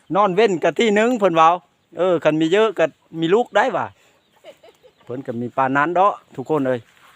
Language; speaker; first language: Thai; native; Thai